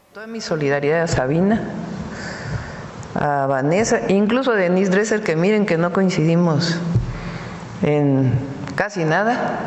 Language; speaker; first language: Spanish; native; Spanish